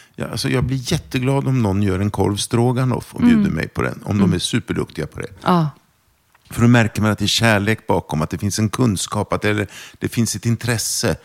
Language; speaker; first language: Swedish; non-native, local second language; German